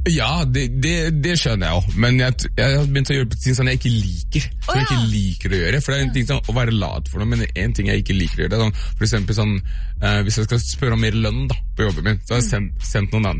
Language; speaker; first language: Norwegian; native; Norwegian